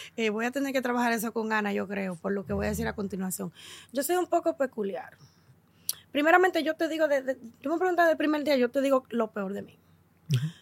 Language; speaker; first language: Spanish; early bilingual, heritage; Spanish